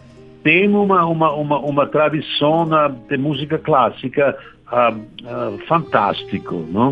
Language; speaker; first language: Portuguese; non-native, learner; German